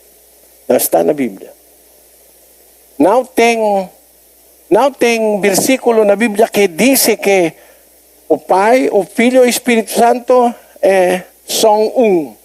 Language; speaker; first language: Portuguese; non-native, learner; Filipino